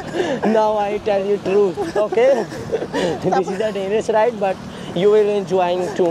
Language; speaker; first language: English; non-native, learner; Urdu